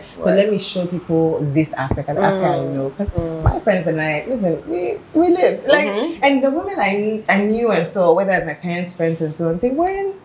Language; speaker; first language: English; non-native, local second language; Ga